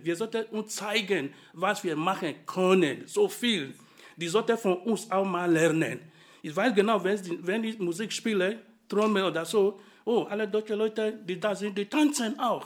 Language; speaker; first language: German; non-native, fluent; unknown